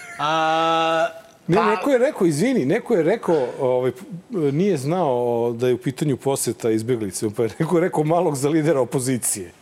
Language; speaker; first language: Serbian; native; Serbian